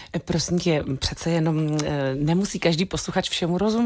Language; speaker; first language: Czech; native; Czech